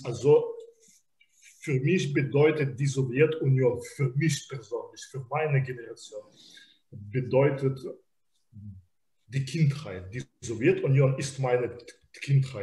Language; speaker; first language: German; non-native, fluent; Belarusian